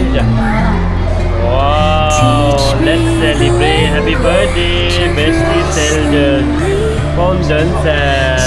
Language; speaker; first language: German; non-native, learner; Tibetan